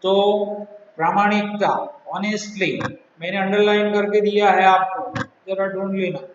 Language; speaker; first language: Hindi; non-native, local second language; Gujarati